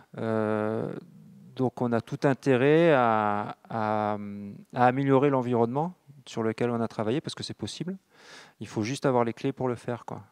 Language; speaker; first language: French; native; French